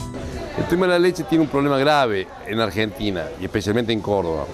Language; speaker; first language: Spanish; native; Spanish